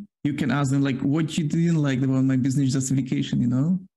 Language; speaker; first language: English; non-native, fluent; Polish